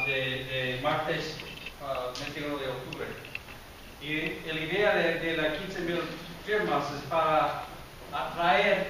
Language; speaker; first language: Spanish; non-native, fluent; English